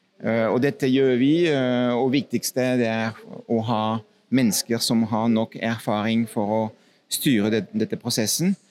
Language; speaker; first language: Norwegian; non-native, fluent; French